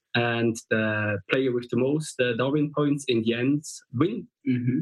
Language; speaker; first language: English; non-native, fluent; German